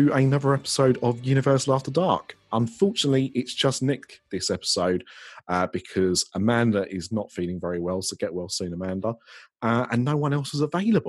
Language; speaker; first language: English; native; English